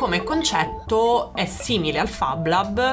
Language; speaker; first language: Italian; native; Italian